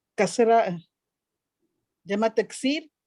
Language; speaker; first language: Arabic; non-native, learner; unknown